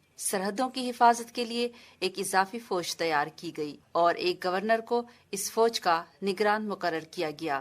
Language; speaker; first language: Urdu; non-native, local second language; Saraiki